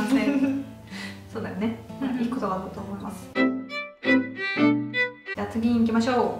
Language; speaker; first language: Japanese; non-native, fluent; Russian